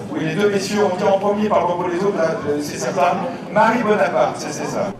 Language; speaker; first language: French; native; French